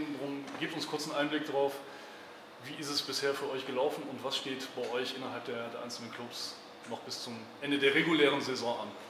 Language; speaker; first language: German; native; German